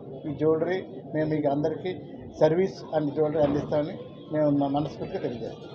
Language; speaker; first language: Telugu; native; Telugu